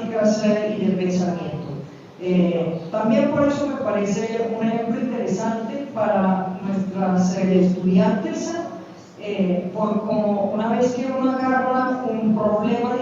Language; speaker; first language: Spanish; native; Spanish